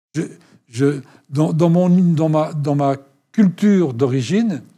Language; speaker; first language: French; native; French